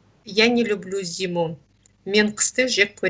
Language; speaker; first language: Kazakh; non-native, learner; Russian